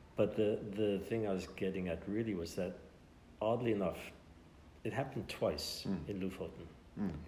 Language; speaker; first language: Norwegian; non-native, fluent; English